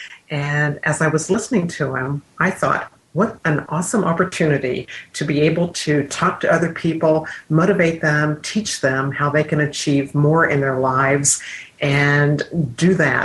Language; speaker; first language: English; native; English